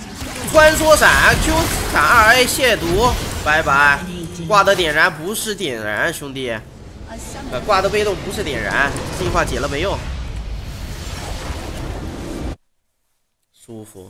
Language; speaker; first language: Chinese; native; Chinese